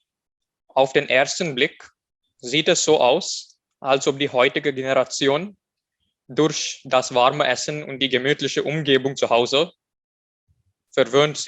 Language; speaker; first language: German; non-native, learner; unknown